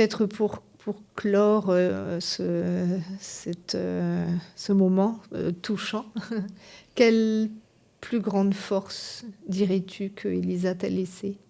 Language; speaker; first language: French; native; French